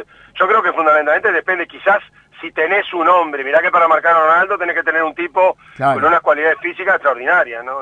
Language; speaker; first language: Spanish; native; Spanish